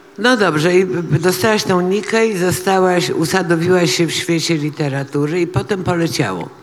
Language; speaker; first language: Polish; native; Polish